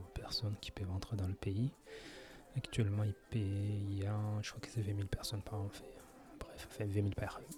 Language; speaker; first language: French; native; French